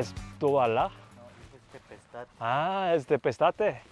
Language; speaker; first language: Spanish; non-native, learner; Korean